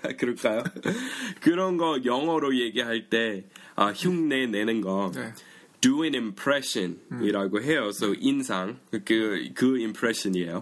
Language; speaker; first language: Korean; non-native, fluent; English